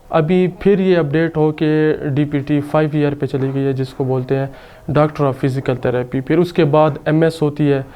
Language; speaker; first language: Urdu; non-native, local second language; Saraiki